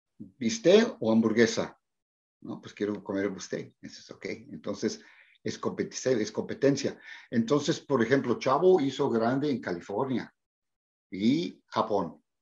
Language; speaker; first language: Spanish; early bilingual, heritage; Spanish